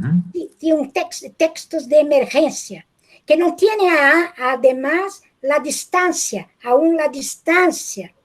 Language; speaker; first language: Spanish; non-native, fluent; Portuguese